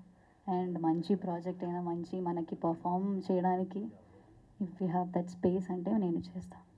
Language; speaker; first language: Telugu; non-native, local second language; Malayalam